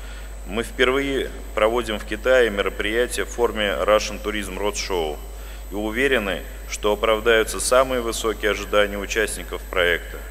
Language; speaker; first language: Russian; native; Russian